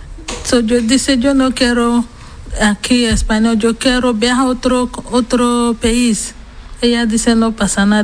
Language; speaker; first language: Spanish; non-native, learner; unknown